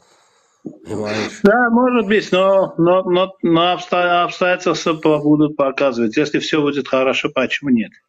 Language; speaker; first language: Russian; non-native, fluent; Armenian